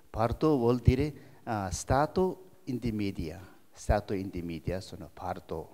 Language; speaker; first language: Italian; non-native, learner; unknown